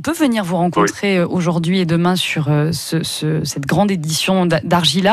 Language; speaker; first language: French; native; French